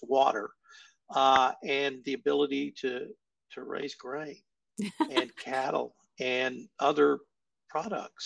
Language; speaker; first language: English; native; English